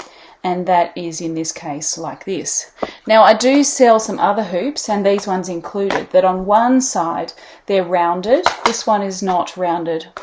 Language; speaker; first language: English; native; English